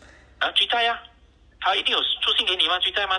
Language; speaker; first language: Chinese; native; Chinese